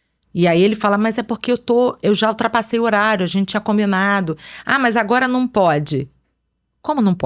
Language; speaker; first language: Portuguese; native; Portuguese